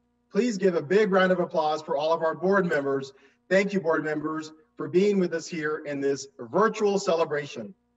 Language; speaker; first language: English; native; English